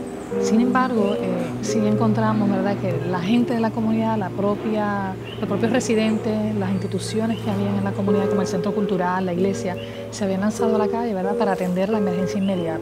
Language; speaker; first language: Spanish; native; Spanish